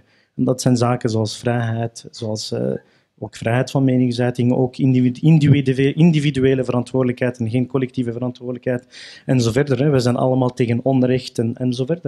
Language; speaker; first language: Dutch; early bilingual, other home language; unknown